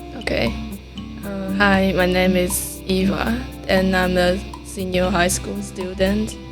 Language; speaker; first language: English; non-native, learner; Chinese